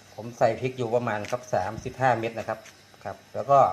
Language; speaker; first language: Thai; native; Thai